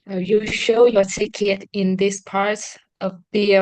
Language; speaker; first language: English; non-native, learner; Vietnamese